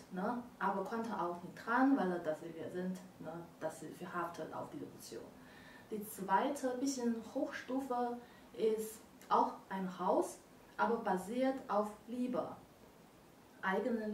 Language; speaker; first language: German; non-native, learner; Chinese